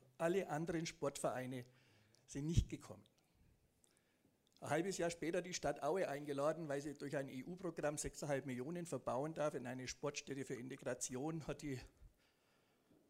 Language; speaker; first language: German; native; German